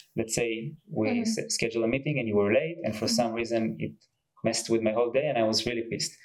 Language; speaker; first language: English; non-native, fluent; Hebrew